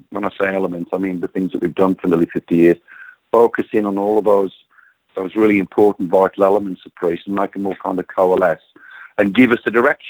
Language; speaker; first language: English; native; English